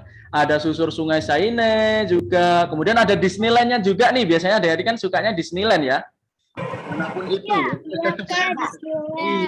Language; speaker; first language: Indonesian; native; Indonesian